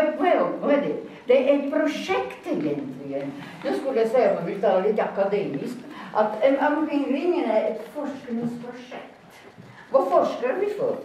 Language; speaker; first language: Swedish; non-native, fluent; Italian